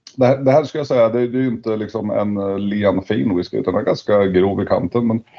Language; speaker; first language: Swedish; native; Swedish